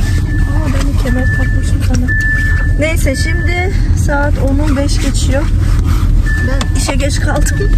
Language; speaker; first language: Turkish; early bilingual, heritage; Turkish